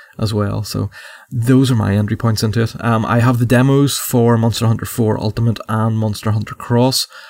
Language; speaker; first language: English; native; English